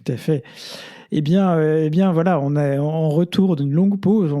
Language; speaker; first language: French; native; French